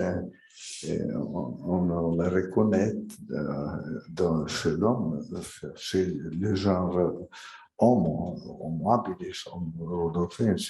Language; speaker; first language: French; non-native, fluent; Italian